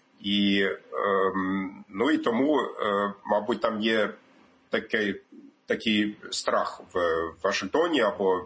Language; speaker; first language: Ukrainian; non-native, fluent; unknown